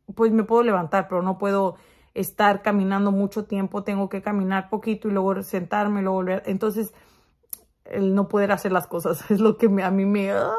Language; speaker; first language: Spanish; early bilingual, heritage; Spanish